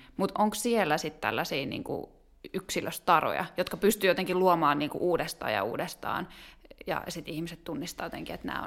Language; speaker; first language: Finnish; native; Finnish